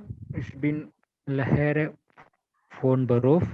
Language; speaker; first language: German; non-native, learner; Malayalam